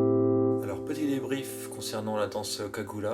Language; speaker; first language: French; native; French